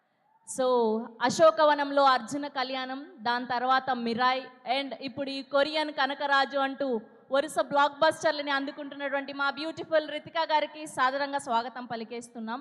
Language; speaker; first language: Telugu; native; Telugu